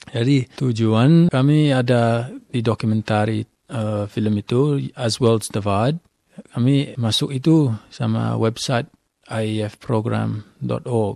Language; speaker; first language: Indonesian; non-native, fluent; English